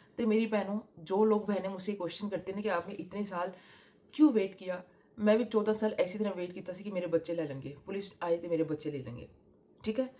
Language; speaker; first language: Urdu; non-native, local second language; Punjabi